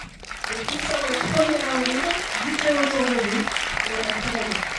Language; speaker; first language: French; native; French